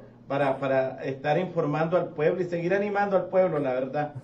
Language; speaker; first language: Spanish; native; Spanish